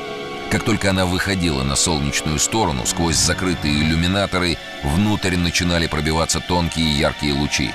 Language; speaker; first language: Russian; native; Russian